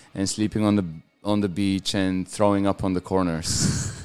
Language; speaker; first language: English; non-native, fluent; Bulgarian